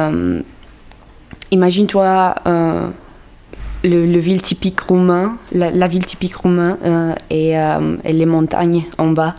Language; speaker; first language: French; non-native, fluent; Romanian